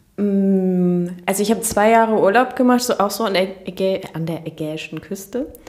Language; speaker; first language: German; early bilingual, other home language; Turkish